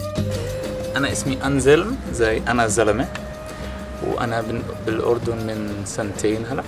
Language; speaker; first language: Arabic; non-native, fluent; German